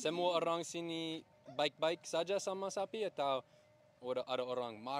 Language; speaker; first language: Indonesian; non-native, learner; English